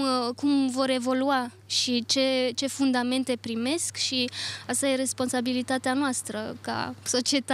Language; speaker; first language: Romanian; early bilingual, other home language; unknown